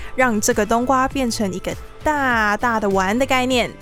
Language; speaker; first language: Chinese; non-native, fluent; Cantonese